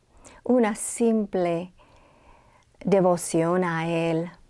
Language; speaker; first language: Spanish; non-native, fluent; English